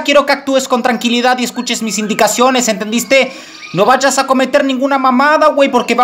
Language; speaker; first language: Spanish; native; Spanish